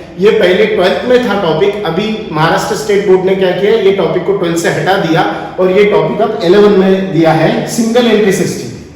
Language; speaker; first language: Hindi; native; Hindi